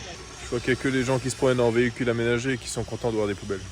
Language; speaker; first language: French; native; French